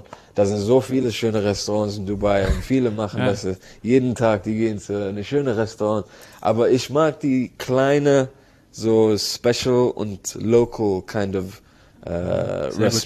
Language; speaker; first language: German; non-native, learner; Arabic